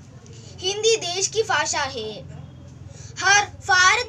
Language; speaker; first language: Hindi; non-native, local second language; Malayalam